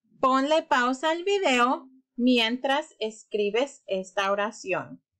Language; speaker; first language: Spanish; early bilingual, heritage; Spanish